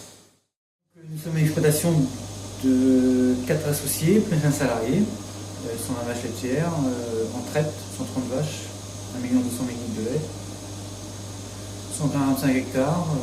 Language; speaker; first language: French; native; French